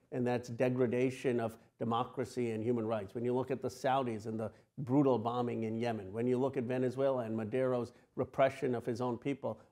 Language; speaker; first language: English; native; English